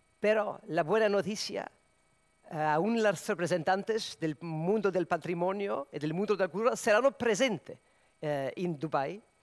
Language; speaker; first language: Spanish; non-native, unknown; Serbian